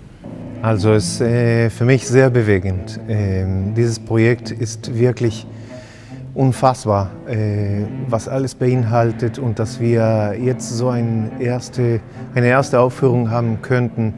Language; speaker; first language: German; non-native, fluent; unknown